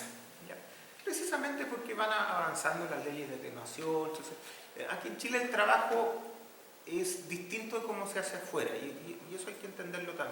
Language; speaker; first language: Spanish; native; Spanish